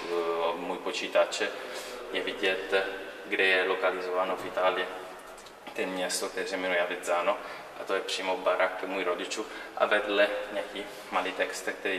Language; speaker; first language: Czech; non-native, learner; Italian